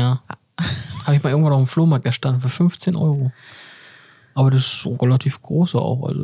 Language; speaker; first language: German; native; German